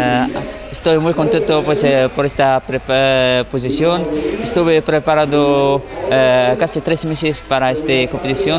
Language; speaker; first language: Spanish; non-native, fluent; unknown